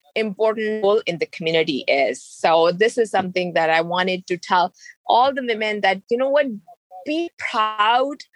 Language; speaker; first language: English; non-native, local second language; Urdu